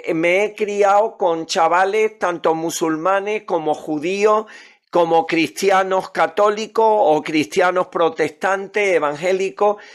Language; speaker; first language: Spanish; native; Spanish